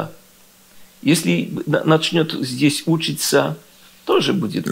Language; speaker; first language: Russian; non-native, learner; Polish